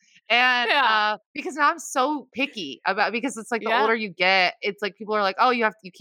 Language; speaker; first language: English; native; English